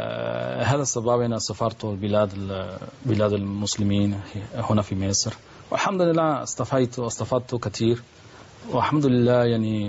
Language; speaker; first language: Arabic; non-native, learner; Spanish